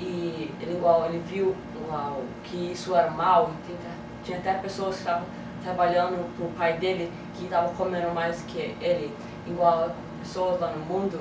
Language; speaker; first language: Portuguese; early bilingual, heritage; English